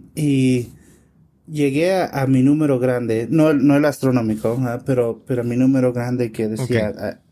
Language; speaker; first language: Spanish; early bilingual, heritage; Spanish